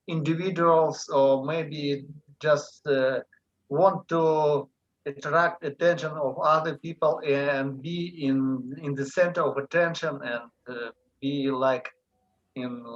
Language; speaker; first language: English; non-native, learner; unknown